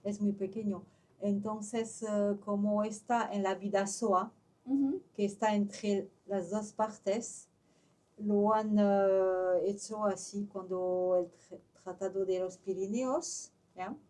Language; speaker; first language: Spanish; non-native, local second language; French